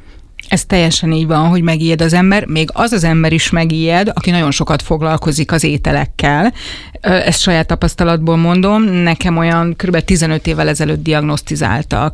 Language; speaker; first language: Hungarian; native; Hungarian